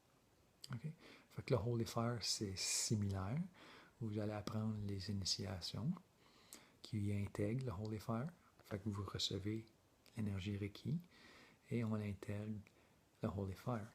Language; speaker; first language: French; native; French